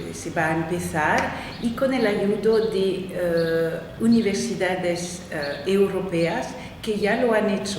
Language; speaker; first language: Spanish; non-native, fluent; French